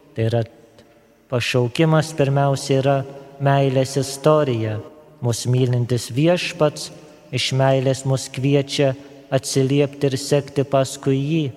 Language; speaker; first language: Lithuanian; native; Lithuanian